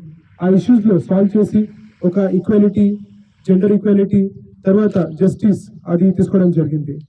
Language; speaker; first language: Telugu; non-native, learner; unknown